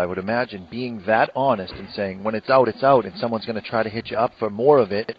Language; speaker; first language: English; native; English